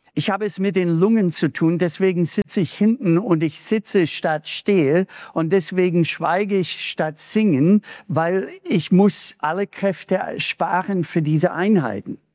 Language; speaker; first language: German; non-native, fluent; English